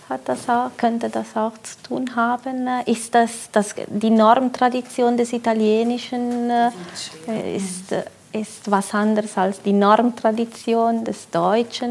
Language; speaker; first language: German; non-native, fluent; French